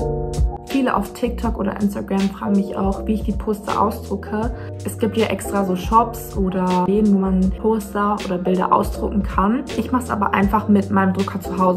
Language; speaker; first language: German; native; German